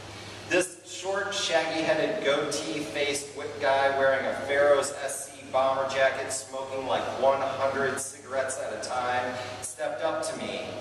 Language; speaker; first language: English; native; English